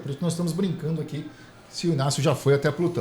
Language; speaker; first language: Portuguese; native; Portuguese